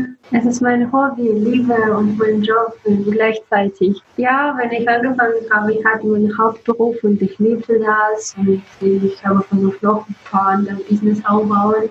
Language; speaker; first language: German; non-native, learner; Russian